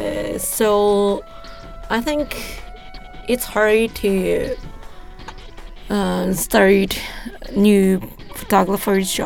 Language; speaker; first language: English; non-native, learner; Japanese